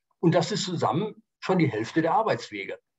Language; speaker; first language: German; native; German